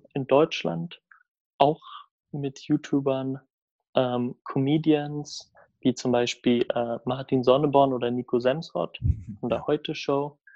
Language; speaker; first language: German; early bilingual, other home language; Swedish